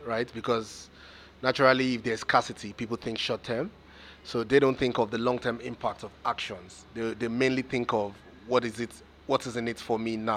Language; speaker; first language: English; non-native, local second language; Yoruba